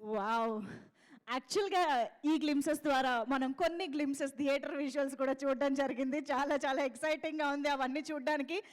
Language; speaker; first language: Telugu; native; Telugu